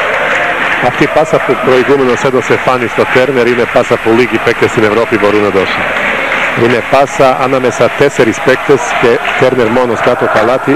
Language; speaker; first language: Greek; non-native, fluent; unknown